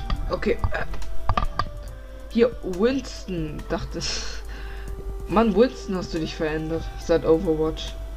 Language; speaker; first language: German; native; German